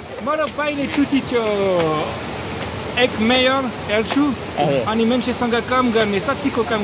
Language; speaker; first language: Nepali; non-native, learner; French